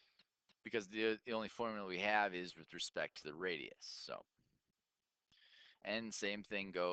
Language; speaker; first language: English; native; English